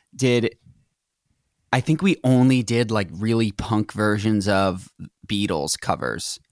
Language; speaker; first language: English; native; English